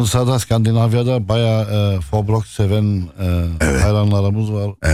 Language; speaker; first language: Turkish; non-native, local second language; Arabic